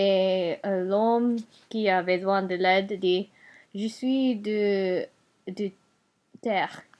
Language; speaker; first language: French; non-native, learner; Japanese